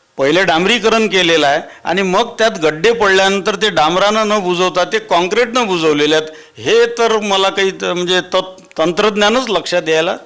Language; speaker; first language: Marathi; native; Marathi